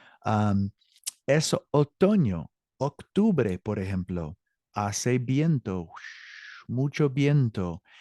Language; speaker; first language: Spanish; non-native, fluent; English